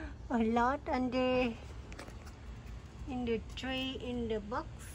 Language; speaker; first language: English; non-native, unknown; Vietnamese